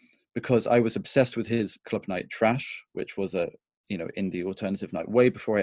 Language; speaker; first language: English; native; English